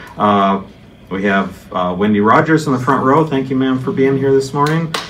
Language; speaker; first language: English; native; English